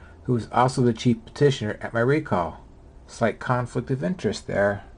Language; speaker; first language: English; native; English